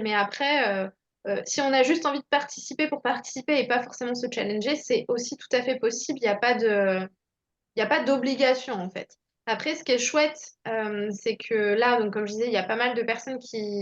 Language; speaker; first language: French; native; French